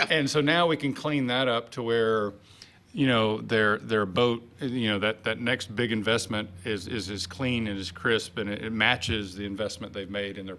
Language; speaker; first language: English; native; English